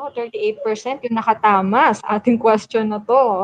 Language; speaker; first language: Filipino; native; Filipino